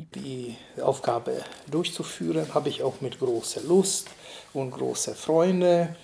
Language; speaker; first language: German; non-native, fluent; Hungarian